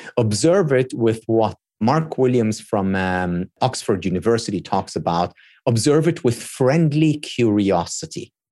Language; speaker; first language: English; non-native, fluent; Hebrew